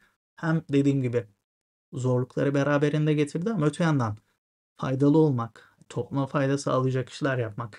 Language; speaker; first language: Turkish; native; Turkish